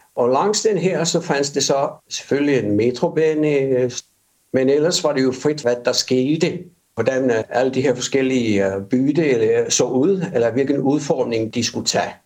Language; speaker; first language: Danish; non-native, fluent; Finnish